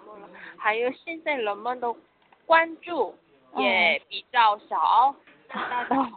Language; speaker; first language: Chinese; non-native, learner; Korean